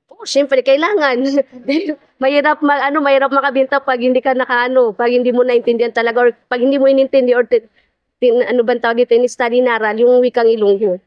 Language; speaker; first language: Filipino; non-native, local second language; Maranao